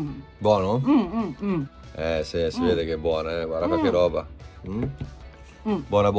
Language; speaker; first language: Italian; native; Italian